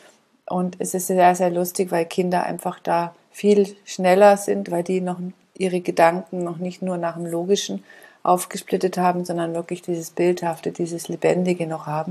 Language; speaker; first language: German; native; German